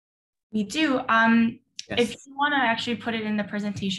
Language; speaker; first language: English; native; English